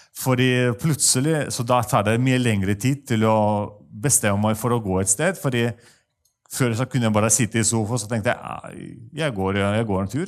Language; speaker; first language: Norwegian; non-native, fluent; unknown